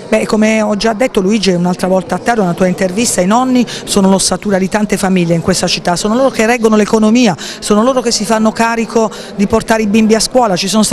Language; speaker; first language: Italian; native; Italian